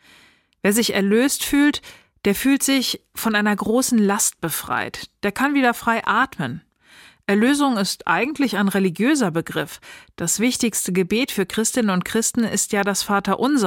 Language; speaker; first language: German; native; German